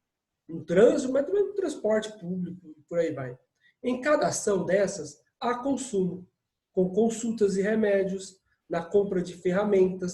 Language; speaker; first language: Portuguese; native; Portuguese